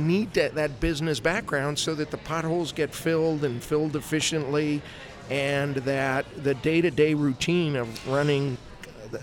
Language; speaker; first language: English; native; English